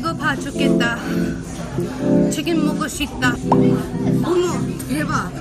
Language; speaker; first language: Korean; non-native, learner; English